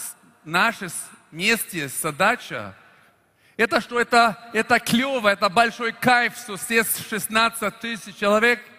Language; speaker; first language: Russian; non-native, fluent; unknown